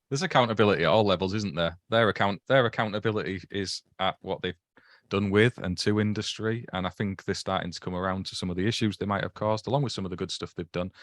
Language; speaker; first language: English; native; English